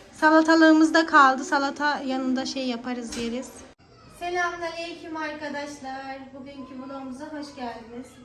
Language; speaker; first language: Turkish; native; Turkish